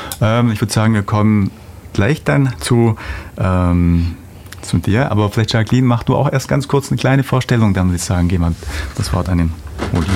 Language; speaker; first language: German; native; German